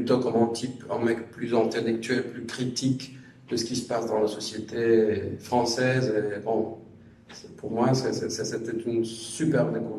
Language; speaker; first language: French; non-native, fluent; Spanish